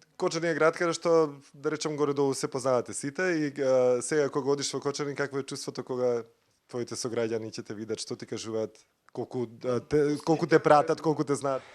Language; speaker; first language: Macedonian; native; Macedonian